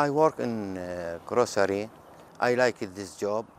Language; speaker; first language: English; non-native, learner; Arabic